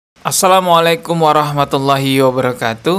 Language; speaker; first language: Indonesian; native; Indonesian